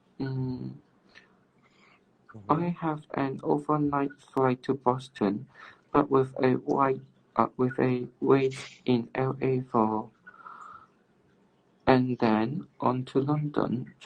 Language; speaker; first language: English; non-native, learner; Cantonese